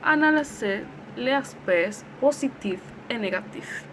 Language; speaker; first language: French; non-native, learner; Spanish